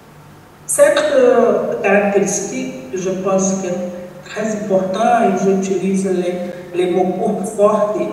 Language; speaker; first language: French; non-native, learner; Portuguese